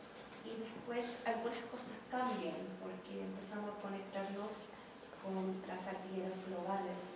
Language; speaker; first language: Spanish; early bilingual, heritage; Spanish